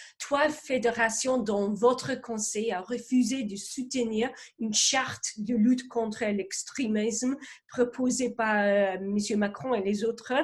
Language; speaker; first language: French; non-native, fluent; English